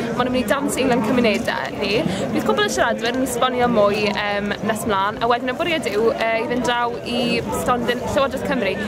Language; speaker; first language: Welsh; native; Welsh